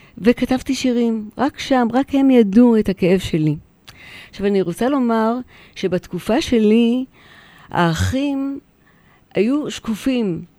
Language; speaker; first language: Hebrew; early bilingual, other home language; Polish